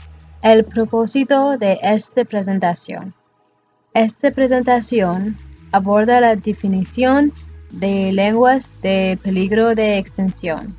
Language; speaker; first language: Spanish; non-native, learner; English